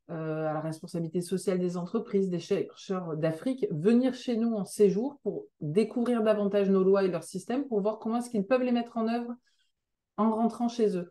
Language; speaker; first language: French; native; French